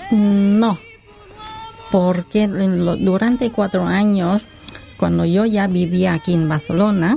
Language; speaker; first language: Spanish; non-native, learner; Khmer